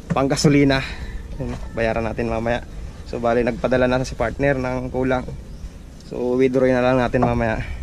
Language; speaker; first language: Filipino; non-native, local second language; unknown